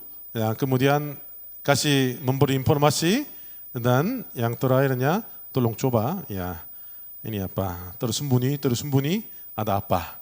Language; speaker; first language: Indonesian; non-native, learner; Korean